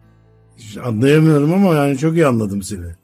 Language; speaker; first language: Turkish; native; Turkish